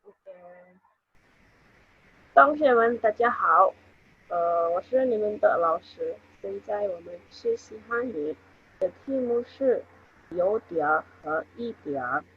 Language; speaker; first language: Chinese; non-native, learner; Indonesian